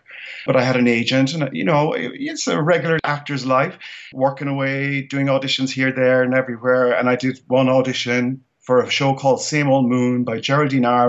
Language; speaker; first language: English; native; English